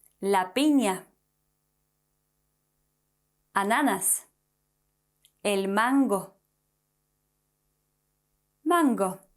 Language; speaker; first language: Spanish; non-native, fluent; Polish